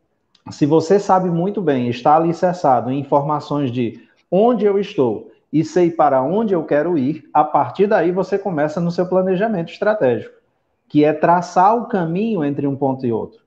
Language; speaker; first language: Portuguese; native; Portuguese